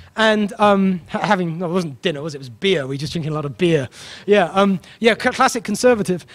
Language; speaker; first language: English; native; English